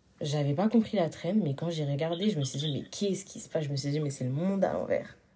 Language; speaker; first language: French; early bilingual, other home language; Wolof